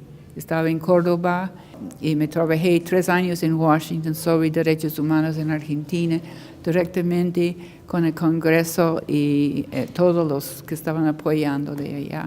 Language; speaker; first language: Spanish; non-native, learner; English